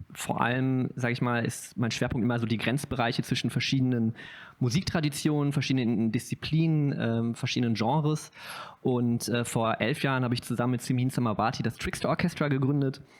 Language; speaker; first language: German; native; German